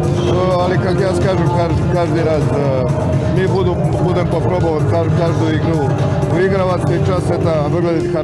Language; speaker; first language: Russian; non-native, learner; Serbian